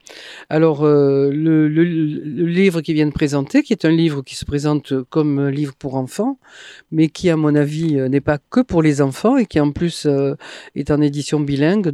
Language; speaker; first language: French; native; French